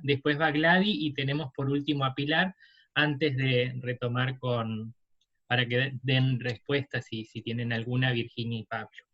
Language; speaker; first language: Spanish; native; Spanish